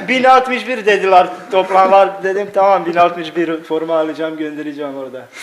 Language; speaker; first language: Turkish; non-native, learner; Bosnian